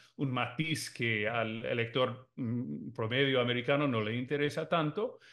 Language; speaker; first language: Spanish; non-native, fluent; English